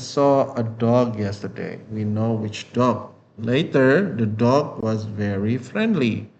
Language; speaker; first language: English; non-native, fluent; Indonesian